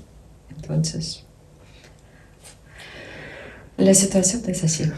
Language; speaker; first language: Spanish; non-native, learner; Ukrainian